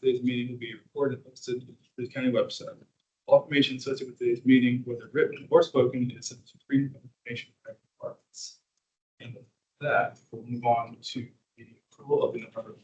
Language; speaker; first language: English; native; English